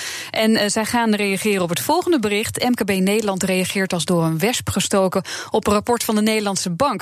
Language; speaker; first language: Dutch; native; Dutch